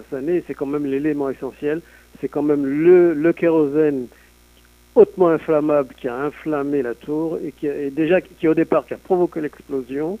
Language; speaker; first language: French; native; French